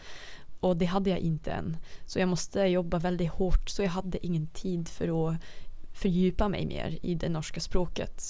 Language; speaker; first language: Swedish; non-native, fluent; Dutch